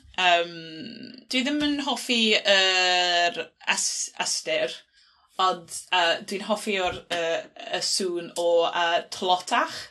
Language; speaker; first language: Welsh; non-native, local second language; English